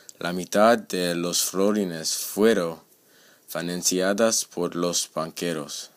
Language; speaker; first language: Spanish; non-native, learner; English